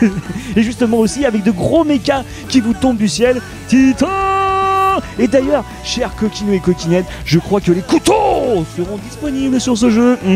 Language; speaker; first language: French; native; French